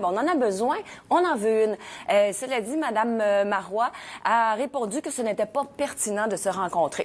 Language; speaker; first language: French; native; French